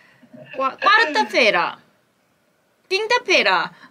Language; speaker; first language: Portuguese; non-native, learner; Korean